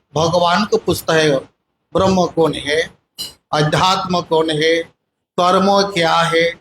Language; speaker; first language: Hindi; non-native, local second language; Bangla